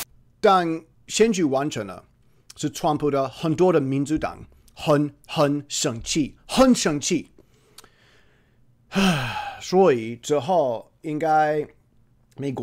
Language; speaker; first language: Chinese; non-native, fluent; English